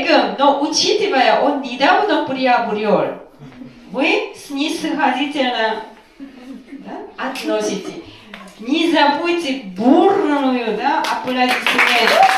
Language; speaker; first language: Russian; non-native, fluent; Korean